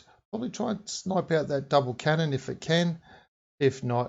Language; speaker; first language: English; native; English